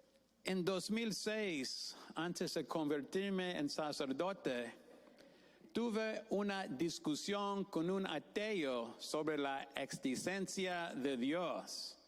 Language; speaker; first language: Spanish; non-native, fluent; English